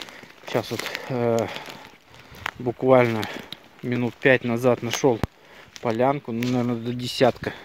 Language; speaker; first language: Russian; native; Russian